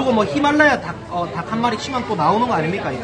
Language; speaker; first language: Korean; native; Korean